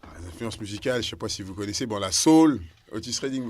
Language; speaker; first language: French; native; French